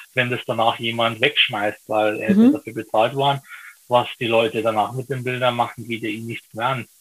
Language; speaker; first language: German; native; German